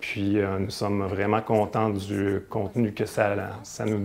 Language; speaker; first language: French; native; French